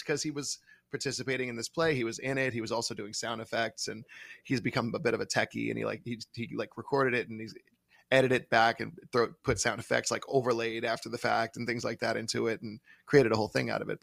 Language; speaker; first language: English; native; English